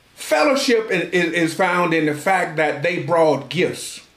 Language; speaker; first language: English; native; English